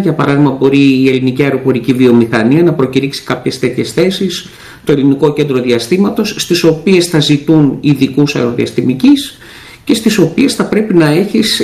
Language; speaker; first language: Greek; native; Greek